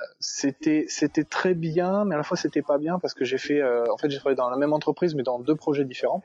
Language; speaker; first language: French; native; French